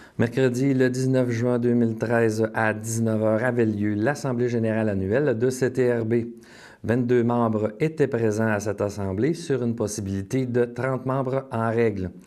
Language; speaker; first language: French; native; French